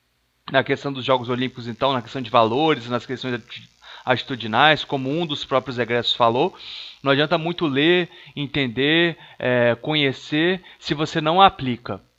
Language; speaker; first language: Portuguese; native; Portuguese